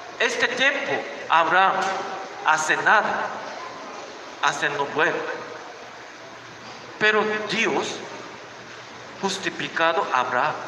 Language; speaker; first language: Spanish; non-native, learner; Korean